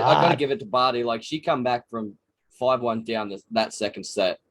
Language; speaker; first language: English; native; English